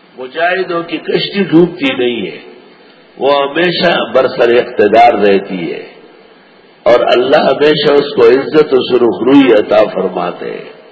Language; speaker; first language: Urdu; non-native, local second language; Pashto